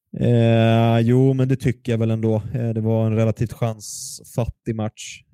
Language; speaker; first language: Swedish; native; Swedish